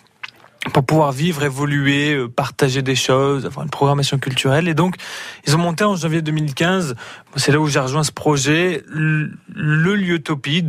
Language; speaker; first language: French; native; French